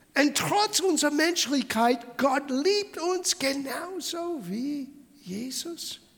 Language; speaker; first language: German; non-native, fluent; English